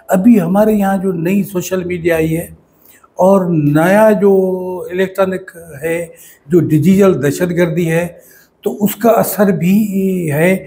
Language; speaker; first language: Urdu; non-native, local second language; Sindhi